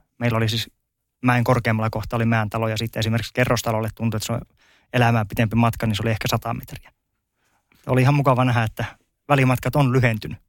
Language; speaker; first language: Finnish; native; Finnish